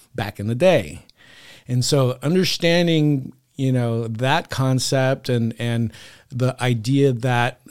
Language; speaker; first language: English; native; English